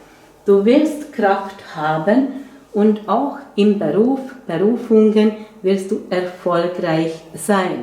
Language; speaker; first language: German; non-native, fluent; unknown